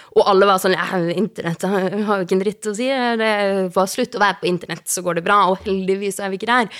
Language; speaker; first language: Norwegian; native; Norwegian